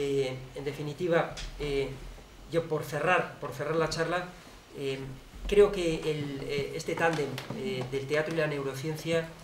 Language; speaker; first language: Spanish; native; Spanish